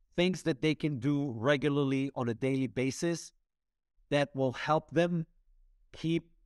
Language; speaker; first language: English; non-native, fluent; Hebrew